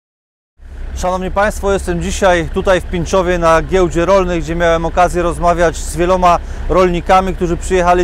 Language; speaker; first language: Polish; native; Polish